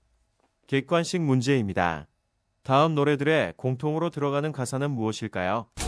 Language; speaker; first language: Korean; native; Korean